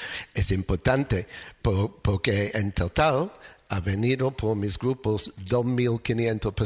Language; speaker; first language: Spanish; non-native, fluent; English